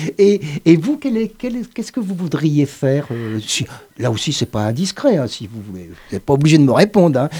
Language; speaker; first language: French; native; French